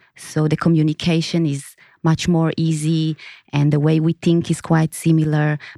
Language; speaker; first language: English; non-native, fluent; Hebrew